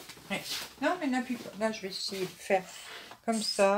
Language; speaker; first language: French; native; French